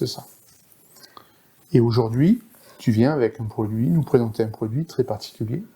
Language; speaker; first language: French; native; French